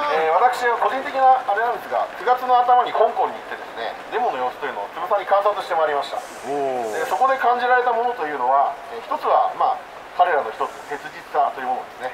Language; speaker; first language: Japanese; native; Japanese